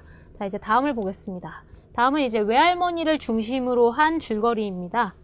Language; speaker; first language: Korean; native; Korean